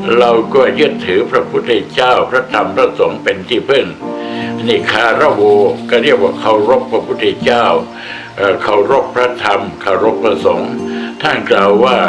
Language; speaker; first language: Thai; native; Thai